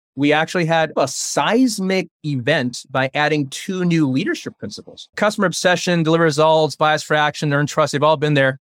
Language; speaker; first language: English; early bilingual, other home language; Chinese